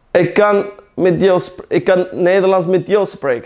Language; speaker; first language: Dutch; non-native, fluent; Turkish